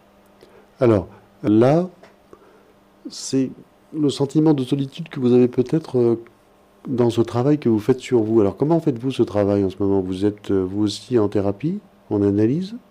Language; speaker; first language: French; native; French